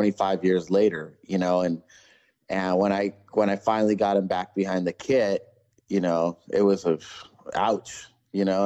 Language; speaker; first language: English; native; English